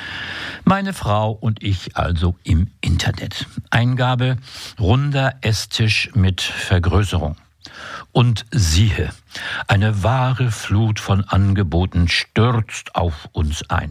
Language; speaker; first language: German; native; German